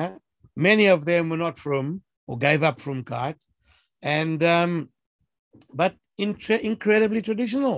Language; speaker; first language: English; native; English